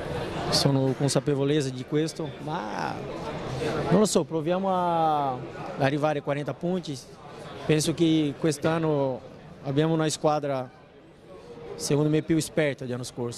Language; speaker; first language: Italian; non-native, fluent; Portuguese